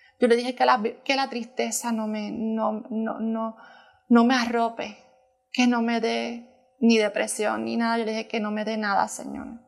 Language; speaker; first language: Spanish; native; Spanish